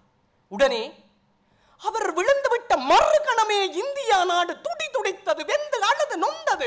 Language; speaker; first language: Tamil; native; Tamil